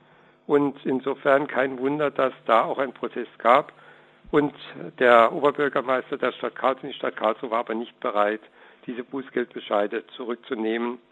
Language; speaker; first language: German; native; German